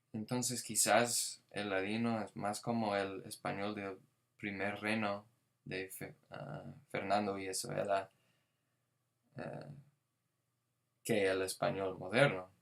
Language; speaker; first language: Spanish; non-native, fluent; English